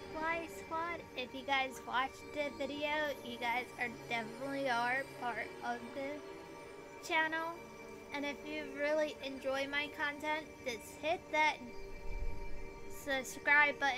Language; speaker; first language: English; native; English